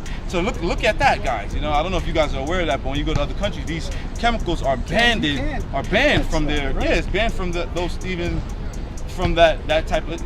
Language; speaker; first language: English; native; English